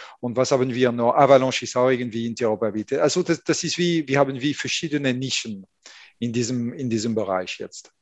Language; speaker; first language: German; non-native, fluent; French